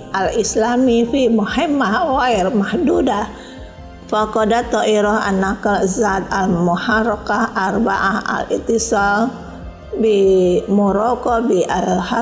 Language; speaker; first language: Arabic; non-native, fluent; Indonesian